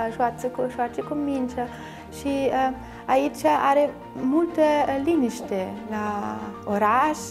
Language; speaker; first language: Romanian; non-native, learner; German